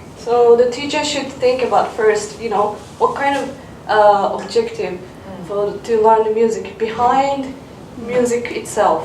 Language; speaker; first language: English; non-native, learner; Japanese